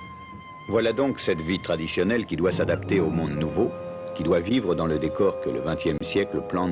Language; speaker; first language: French; native; French